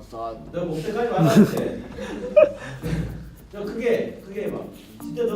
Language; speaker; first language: Korean; native; Korean